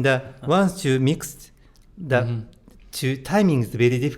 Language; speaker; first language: English; non-native, learner; Japanese